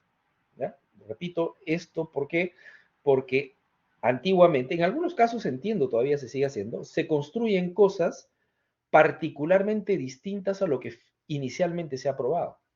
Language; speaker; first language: Spanish; native; Spanish